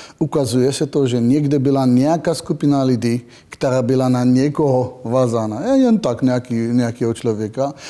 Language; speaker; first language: Czech; non-native, fluent; Hebrew